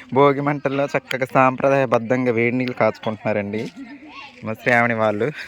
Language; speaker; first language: Telugu; native; Telugu